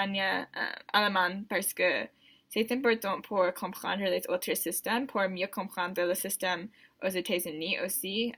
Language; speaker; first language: French; non-native, learner; English